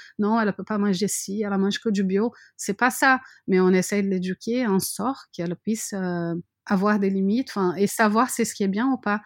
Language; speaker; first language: French; non-native, fluent; Portuguese